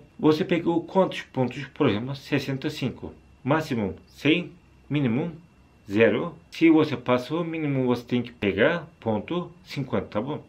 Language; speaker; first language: Portuguese; non-native, learner; Turkish